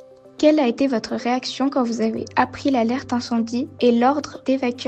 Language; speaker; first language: French; native; French